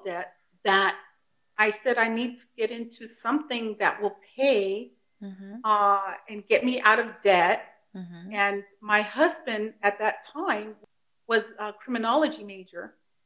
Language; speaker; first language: English; early bilingual, other home language; Spanish